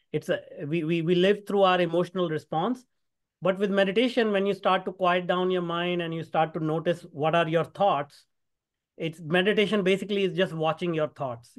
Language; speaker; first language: English; non-native, local second language; Hindi